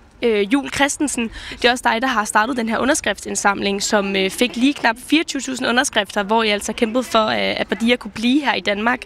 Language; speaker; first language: Danish; native; Danish